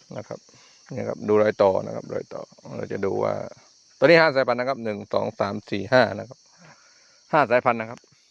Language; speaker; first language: Thai; native; Thai